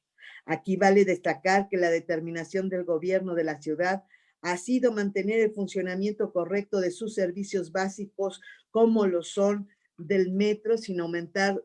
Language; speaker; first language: Spanish; native; Spanish